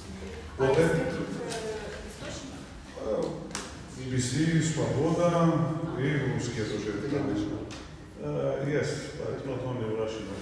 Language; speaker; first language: Russian; non-native, fluent; Georgian